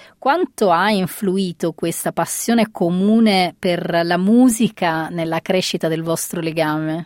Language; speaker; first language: Italian; native; Italian